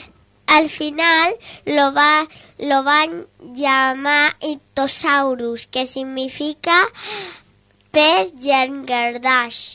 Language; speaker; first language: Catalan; non-native, local second language; Spanish